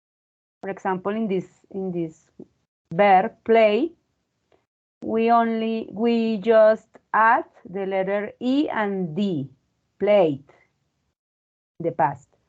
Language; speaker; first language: English; non-native, learner; Spanish